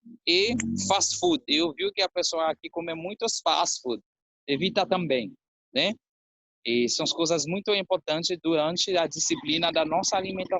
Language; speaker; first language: Portuguese; non-native, fluent; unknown